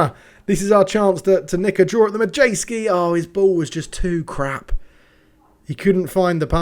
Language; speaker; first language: English; native; English